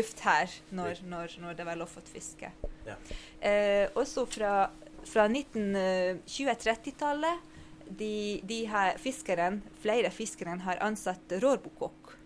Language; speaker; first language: Norwegian; non-native, fluent; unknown